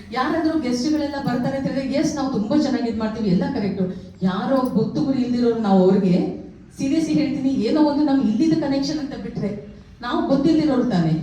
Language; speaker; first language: Kannada; native; Kannada